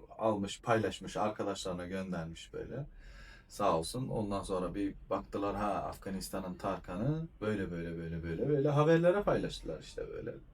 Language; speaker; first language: Turkish; non-native, fluent; Persian